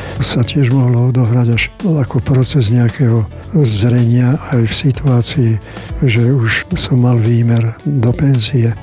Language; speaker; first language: Slovak; native; Slovak